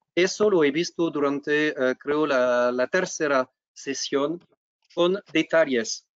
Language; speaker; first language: Spanish; non-native, fluent; French